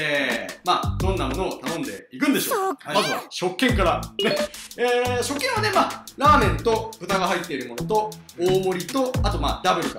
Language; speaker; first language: Japanese; native; Japanese